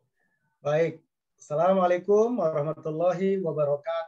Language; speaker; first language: Indonesian; native; Indonesian